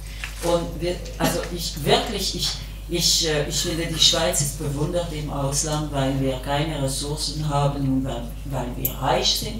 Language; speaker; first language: German; non-native, local second language; French